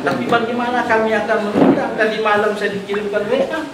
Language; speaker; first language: Indonesian; non-native, local second language; Sasak